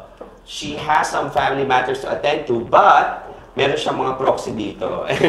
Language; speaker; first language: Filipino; native; Filipino